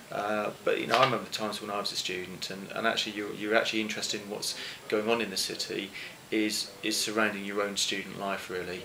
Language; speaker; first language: English; native; English